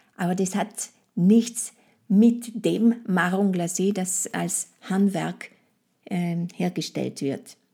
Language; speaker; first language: German; non-native, fluent; French